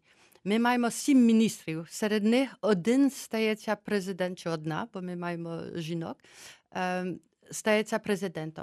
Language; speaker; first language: Ukrainian; early bilingual, heritage; Ukrainian